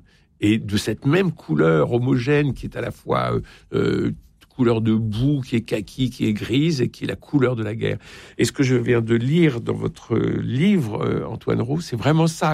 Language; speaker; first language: French; native; French